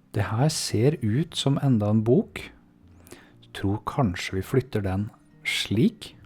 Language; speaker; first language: Norwegian; native; Norwegian